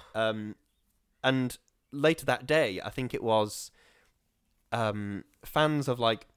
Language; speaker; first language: English; native; English